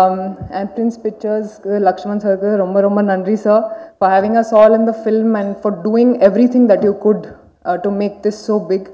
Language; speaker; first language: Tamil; non-native, learner; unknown